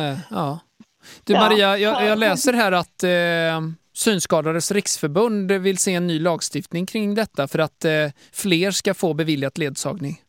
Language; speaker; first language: Swedish; native; Swedish